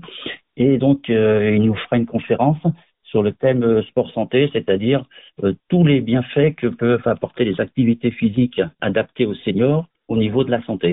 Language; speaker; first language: French; native; French